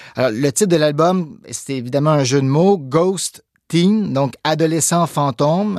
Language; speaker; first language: French; native; French